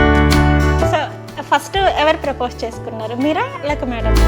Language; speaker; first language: Telugu; native; Telugu